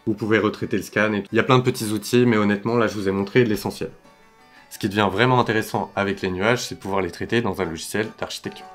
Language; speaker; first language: French; native; French